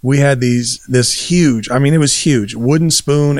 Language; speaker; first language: English; native; English